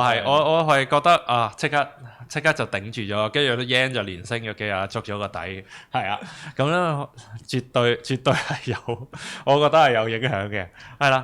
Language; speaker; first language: Cantonese; native; Cantonese